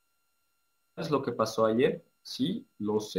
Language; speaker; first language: Spanish; non-native, fluent; Russian